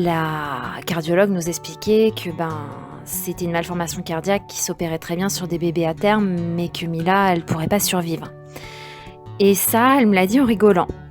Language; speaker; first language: French; native; French